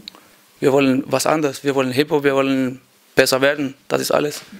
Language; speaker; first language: German; non-native, fluent; Spanish